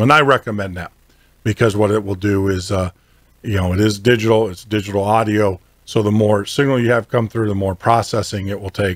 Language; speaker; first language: English; native; English